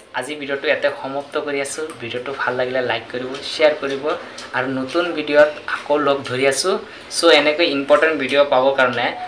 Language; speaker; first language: Assamese; native; Assamese